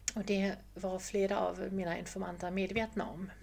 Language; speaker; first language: Swedish; non-native, fluent; German